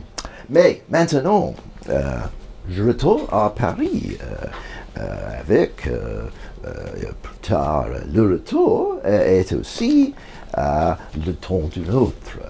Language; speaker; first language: French; non-native, learner; English